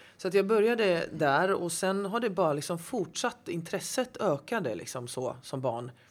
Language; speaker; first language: Swedish; native; Swedish